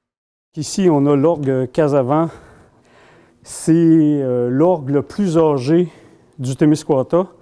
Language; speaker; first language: French; native; French